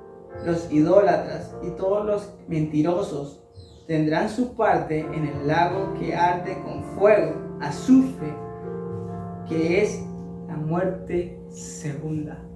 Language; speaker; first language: Spanish; native; Spanish